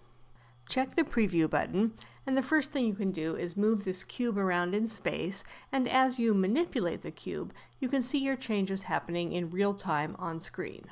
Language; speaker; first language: English; native; English